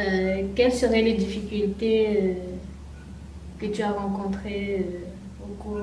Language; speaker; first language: French; native; French